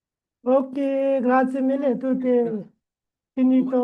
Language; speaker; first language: Italian; non-native, learner; Tibetan